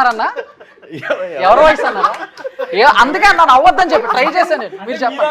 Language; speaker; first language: Telugu; native; Telugu